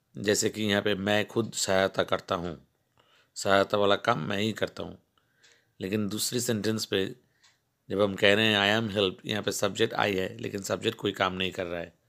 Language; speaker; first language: Hindi; non-native, local second language; Bangla